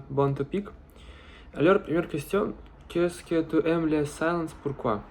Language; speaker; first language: French; non-native, learner; Russian